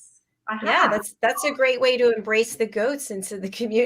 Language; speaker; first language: English; native; English